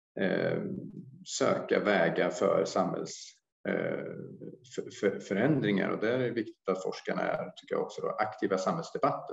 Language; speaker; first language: Swedish; native; Swedish